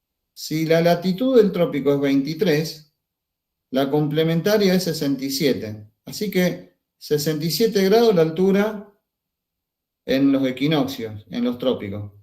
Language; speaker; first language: Spanish; native; Spanish